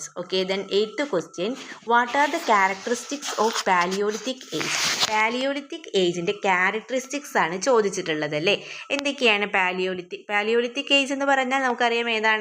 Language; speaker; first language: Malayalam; native; Malayalam